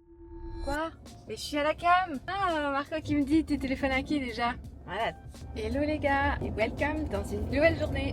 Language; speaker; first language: French; native; French